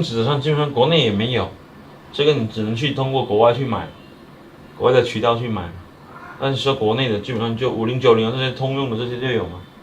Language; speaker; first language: Chinese; native; Chinese